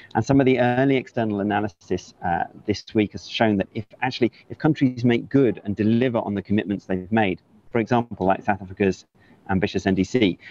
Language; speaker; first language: English; native; English